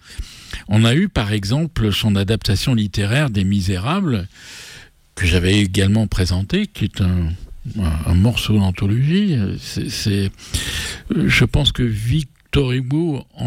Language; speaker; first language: French; native; French